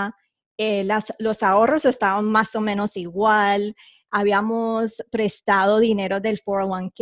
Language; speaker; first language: Spanish; early bilingual, heritage; Spanish